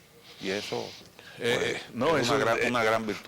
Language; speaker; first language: Spanish; native; Spanish